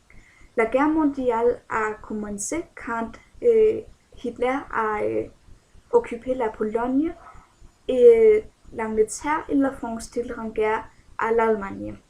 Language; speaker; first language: French; non-native, learner; Danish